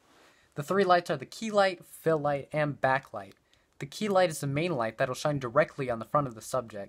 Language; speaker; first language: English; native; English